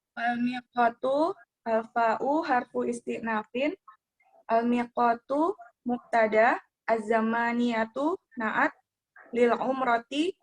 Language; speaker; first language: Arabic; non-native, learner; Indonesian